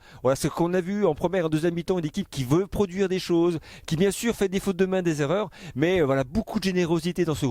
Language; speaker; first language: French; native; French